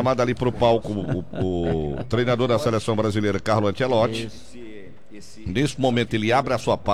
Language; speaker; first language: Portuguese; native; Portuguese